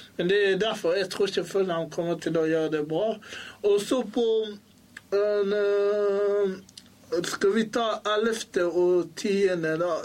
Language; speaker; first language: Norwegian; early bilingual, other home language; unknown